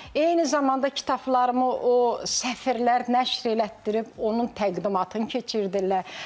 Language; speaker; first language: Azerbaijani; native; Azerbaijani